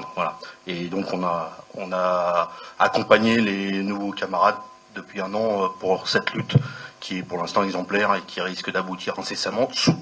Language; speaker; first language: French; native; French